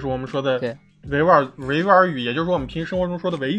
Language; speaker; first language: Chinese; native; Chinese